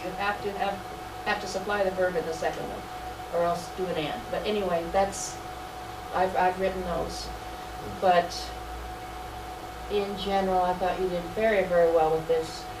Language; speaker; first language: English; native; English